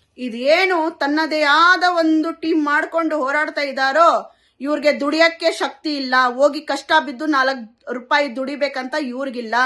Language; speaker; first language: Kannada; non-native, local second language; Urdu